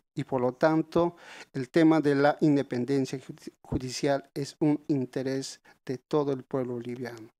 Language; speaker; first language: Spanish; native; Spanish